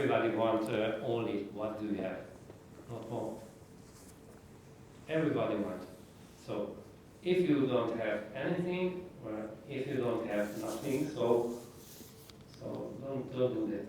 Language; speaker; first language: English; non-native, learner; Hungarian